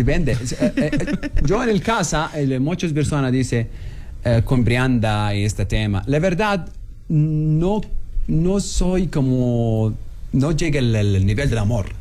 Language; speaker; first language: Spanish; non-native, learner; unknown